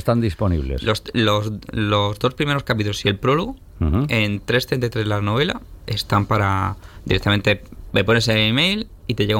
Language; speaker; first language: Spanish; native; Spanish